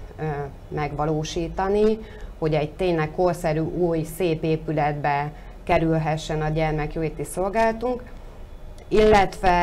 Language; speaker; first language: Hungarian; native; Hungarian